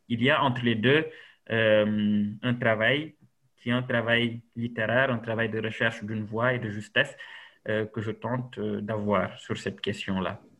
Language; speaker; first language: French; non-native, local second language; Serer